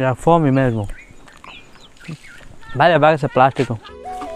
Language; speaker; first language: Portuguese; non-native, learner; Bangla